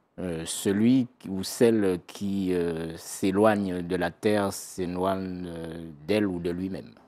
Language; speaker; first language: French; native; French